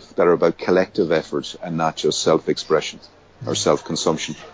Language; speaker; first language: English; native; English